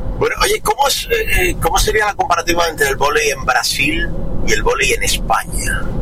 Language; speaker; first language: Spanish; native; Spanish